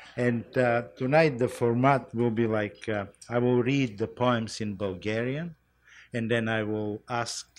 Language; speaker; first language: English; non-native, fluent; Bulgarian